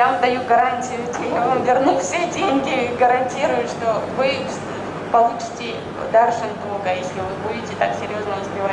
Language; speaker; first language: Russian; native; Russian